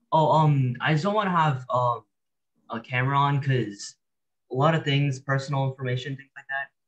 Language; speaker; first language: English; early bilingual, other home language; Japanese